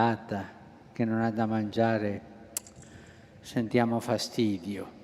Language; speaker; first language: Italian; non-native, fluent; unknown